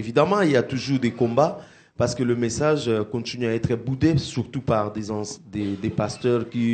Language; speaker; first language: French; non-native, local second language; Lingala